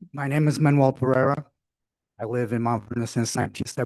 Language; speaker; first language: English; non-native, fluent; Portuguese